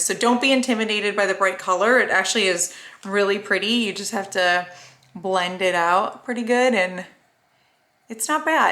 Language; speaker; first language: English; native; English